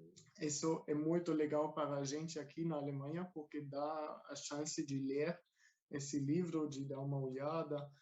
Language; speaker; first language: Portuguese; non-native, fluent; German